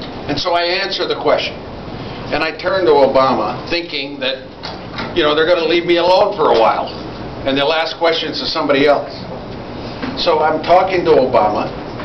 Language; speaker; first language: English; early bilingual, other home language; Spanish